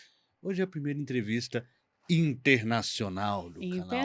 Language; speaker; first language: Portuguese; native; Portuguese